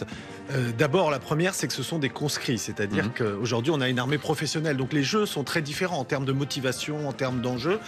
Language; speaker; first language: French; native; French